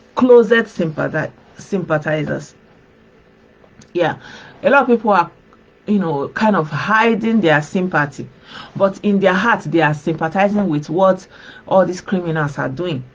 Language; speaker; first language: Nigerian Pidgin; non-native, local second language; Igbo